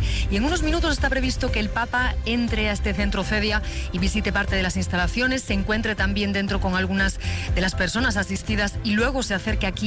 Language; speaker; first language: Spanish; native; Spanish